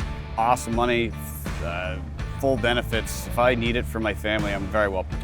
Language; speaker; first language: English; native; English